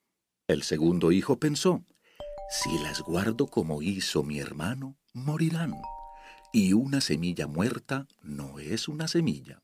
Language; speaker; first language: Spanish; native; Spanish